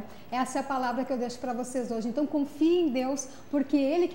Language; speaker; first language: Portuguese; native; Portuguese